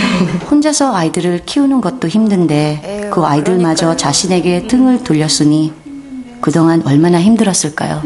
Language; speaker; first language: Korean; native; Korean